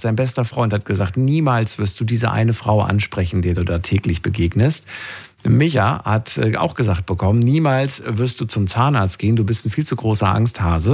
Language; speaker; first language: German; native; German